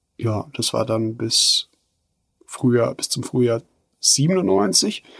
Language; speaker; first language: German; non-native, fluent; Bosnian